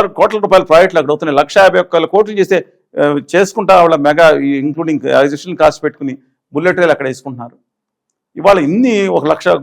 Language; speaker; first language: Telugu; native; Telugu